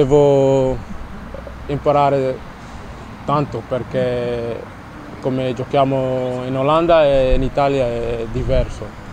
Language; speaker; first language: Italian; non-native, learner; Dutch